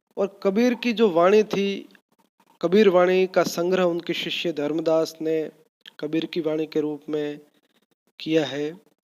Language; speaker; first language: Hindi; native; Hindi